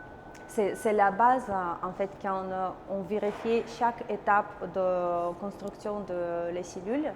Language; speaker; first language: French; non-native, learner; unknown